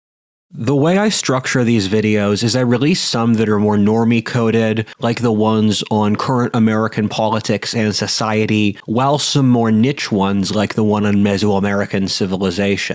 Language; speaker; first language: English; native; English